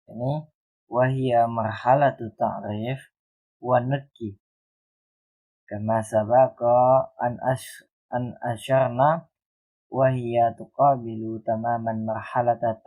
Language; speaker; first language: Arabic; non-native, learner; Indonesian